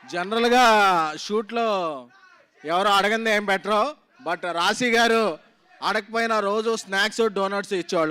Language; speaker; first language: Telugu; native; Telugu